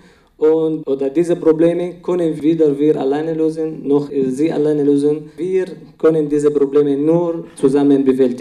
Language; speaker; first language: German; non-native, fluent; Arabic